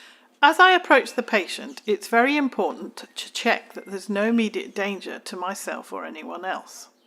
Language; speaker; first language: English; native; English